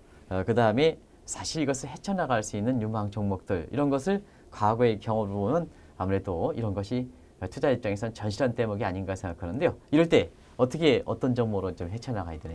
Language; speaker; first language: Korean; native; Korean